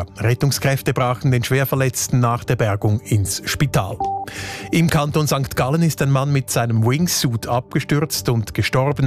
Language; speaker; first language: German; native; German